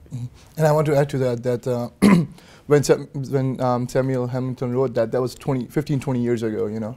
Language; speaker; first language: English; early bilingual, other home language; Hindi